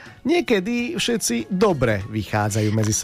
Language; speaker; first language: Slovak; native; Slovak